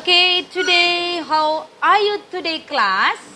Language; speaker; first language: English; non-native, learner; Indonesian